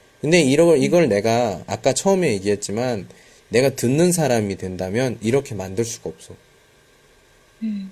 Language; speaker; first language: Korean; native; Korean